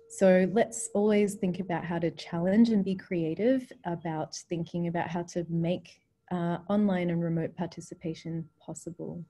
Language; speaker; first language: English; native; English